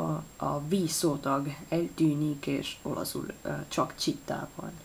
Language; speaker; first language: Hungarian; non-native, learner; Italian